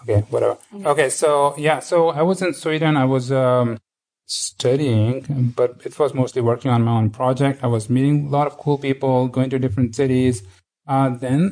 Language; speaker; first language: English; non-native, local second language; Urdu